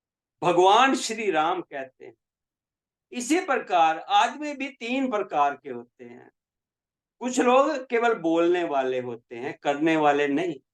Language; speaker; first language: Hindi; native; Hindi